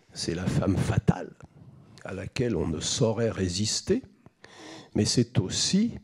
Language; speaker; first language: French; native; French